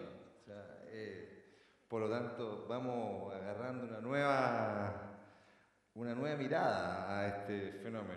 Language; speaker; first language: Spanish; native; Spanish